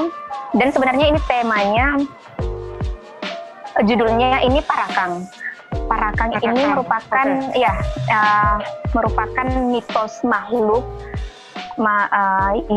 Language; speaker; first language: Indonesian; native; Indonesian